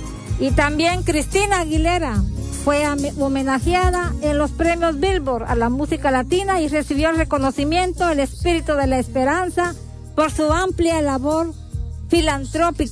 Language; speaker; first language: Spanish; native; Spanish